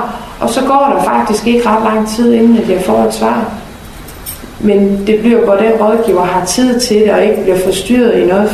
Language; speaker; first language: Danish; native; Danish